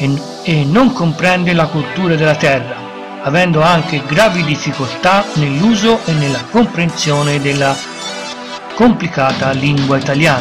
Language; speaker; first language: Italian; native; Italian